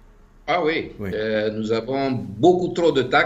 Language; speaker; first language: French; non-native, fluent; Greek